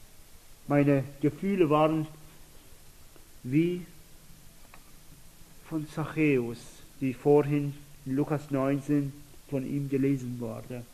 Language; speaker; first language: German; non-native, fluent; Persian